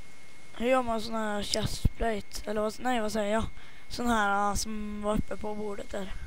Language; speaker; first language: Swedish; native; Swedish